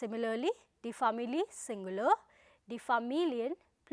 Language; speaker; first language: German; non-native, fluent; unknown